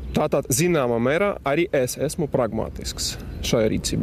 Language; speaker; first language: Latvian; non-native, local second language; Russian